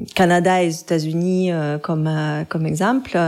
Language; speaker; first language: French; non-native, fluent; Russian